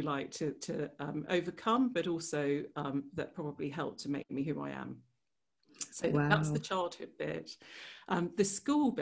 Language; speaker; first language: English; native; English